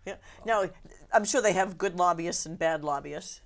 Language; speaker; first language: English; native; English